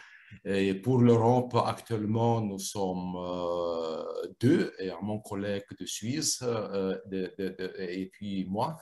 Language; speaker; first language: French; non-native, fluent; Lithuanian